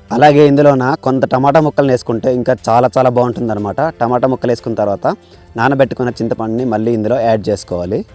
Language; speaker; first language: Telugu; non-native, local second language; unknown